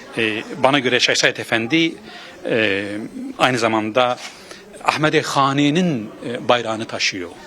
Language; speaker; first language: Turkish; non-native, local second language; Kurdish